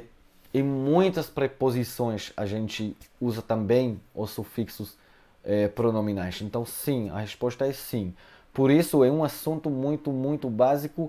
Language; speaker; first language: Portuguese; non-native, fluent; Hebrew